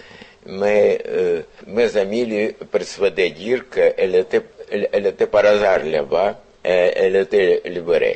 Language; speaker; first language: French; non-native, fluent; Russian